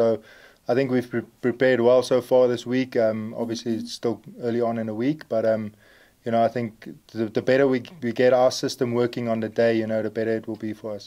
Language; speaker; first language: English; non-native, local second language; Afrikaans